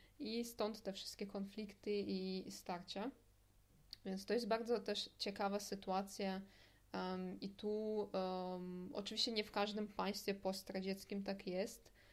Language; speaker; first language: Polish; non-native, fluent; Russian